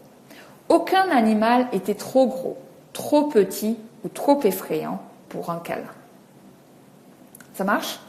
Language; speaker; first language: French; native; French